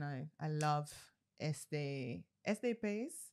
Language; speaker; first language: Spanish; non-native, learner; English